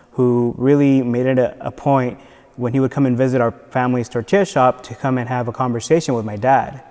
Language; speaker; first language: English; native; English